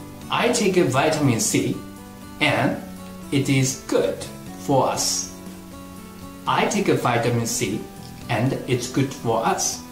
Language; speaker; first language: English; non-native, fluent; Japanese